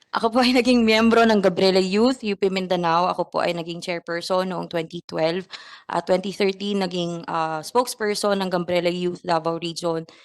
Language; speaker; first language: Filipino; non-native, local second language; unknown